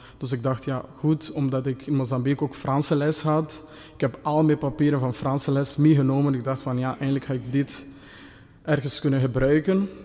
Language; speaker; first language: Dutch; non-native, fluent; Kinyarwanda